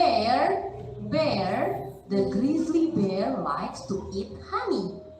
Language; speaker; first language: English; non-native, fluent; Indonesian